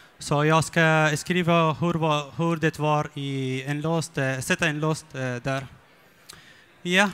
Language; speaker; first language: Swedish; non-native, learner; Persian